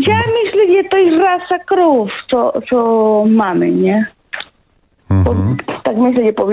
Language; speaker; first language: Polish; non-native, fluent; Spanish